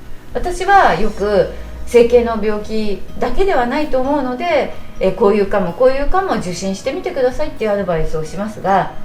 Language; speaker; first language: Japanese; native; Japanese